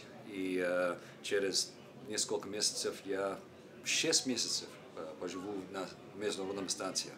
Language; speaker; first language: Russian; non-native, learner; English